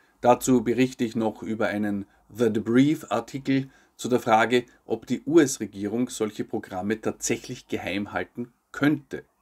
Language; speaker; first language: German; native; German